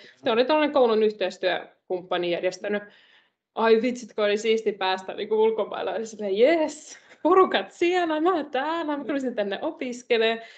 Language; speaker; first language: Finnish; non-native, fluent; Russian